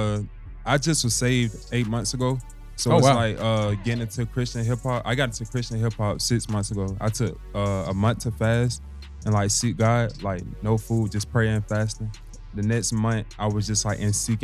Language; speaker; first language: English; native; English